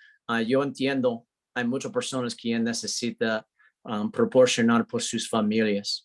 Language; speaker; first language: Spanish; non-native, learner; English